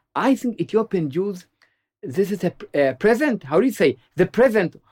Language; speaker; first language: English; non-native, learner; Amharic